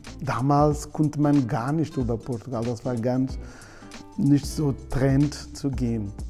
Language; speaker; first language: German; non-native, learner; Portuguese